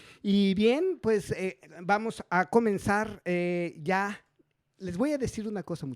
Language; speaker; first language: Spanish; native; Spanish